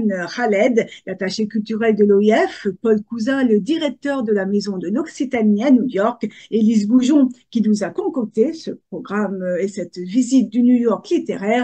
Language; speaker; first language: French; native; French